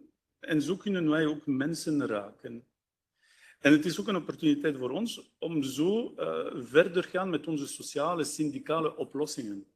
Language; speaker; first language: Dutch; non-native, local second language; French